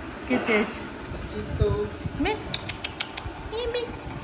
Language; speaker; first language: Spanish; native; Spanish